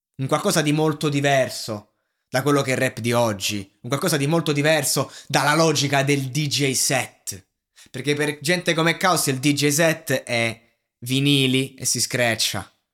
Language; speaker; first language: Italian; native; Italian